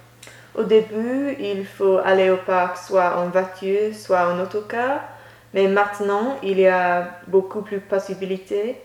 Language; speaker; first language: French; non-native, learner; English